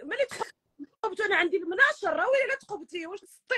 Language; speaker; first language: Arabic; native; Arabic